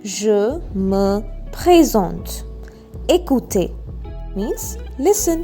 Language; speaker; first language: French; non-native, fluent; Hindi